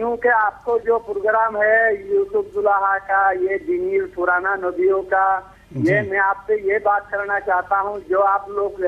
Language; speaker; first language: Hindi; non-native, learner; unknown